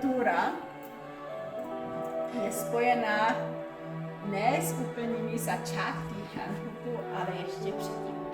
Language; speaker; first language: Czech; native; Czech